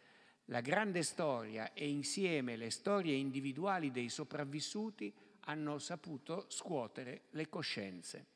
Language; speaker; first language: Italian; native; Italian